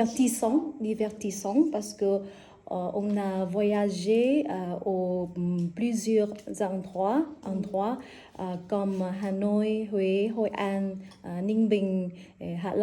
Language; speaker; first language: French; non-native, learner; Vietnamese